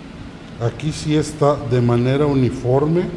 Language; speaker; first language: Spanish; native; Spanish